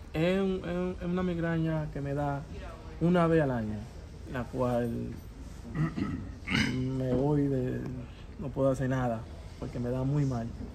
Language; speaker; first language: Spanish; native; Spanish